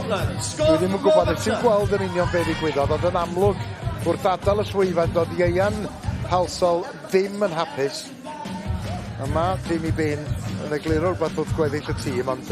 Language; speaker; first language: Welsh; native; Welsh